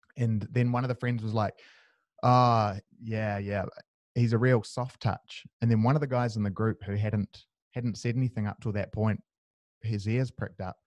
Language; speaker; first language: English; native; English